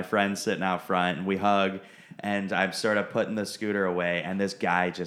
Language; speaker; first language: English; native; English